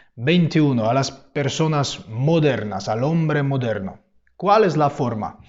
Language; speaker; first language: Spanish; non-native, fluent; Polish